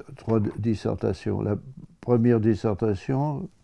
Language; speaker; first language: French; native; French